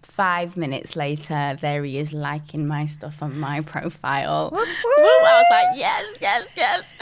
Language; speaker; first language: English; native; English